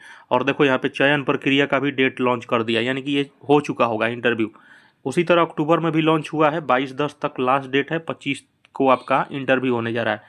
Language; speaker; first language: Hindi; native; Hindi